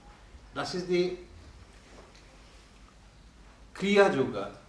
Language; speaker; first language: German; non-native, learner; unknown